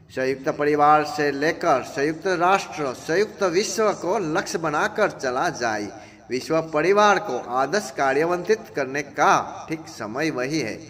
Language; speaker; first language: Hindi; non-native, local second language; Gujarati